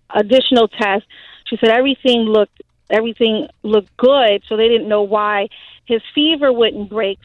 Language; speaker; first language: English; early bilingual, other home language; Haitian Creole